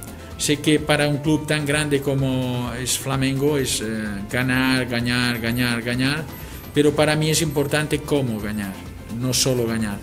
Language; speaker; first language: Spanish; non-native, local second language; Catalan